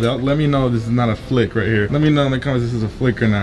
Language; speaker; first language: English; early bilingual, other home language; Spanish